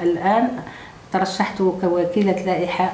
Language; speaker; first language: Arabic; native; Arabic